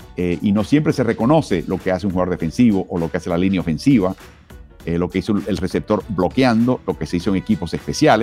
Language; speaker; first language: Spanish; native; Spanish